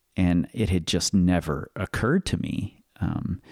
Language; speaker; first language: English; native; English